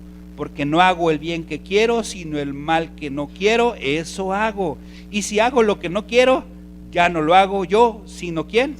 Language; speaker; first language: Spanish; native; Spanish